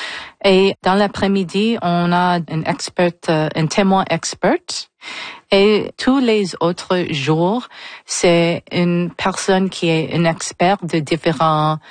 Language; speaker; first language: French; non-native, fluent; English